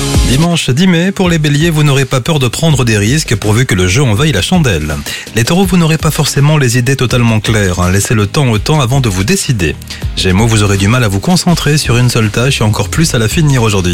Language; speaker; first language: French; native; French